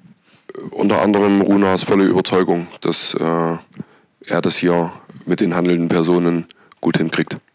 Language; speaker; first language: German; native; German